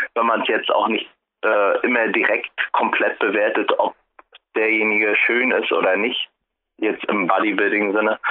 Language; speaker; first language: German; native; German